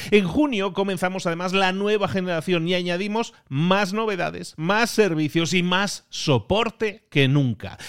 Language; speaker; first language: Spanish; native; Spanish